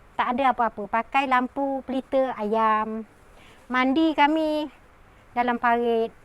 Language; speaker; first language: Malay; native; Malay